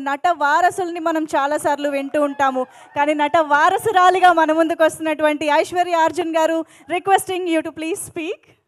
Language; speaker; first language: Telugu; native; Telugu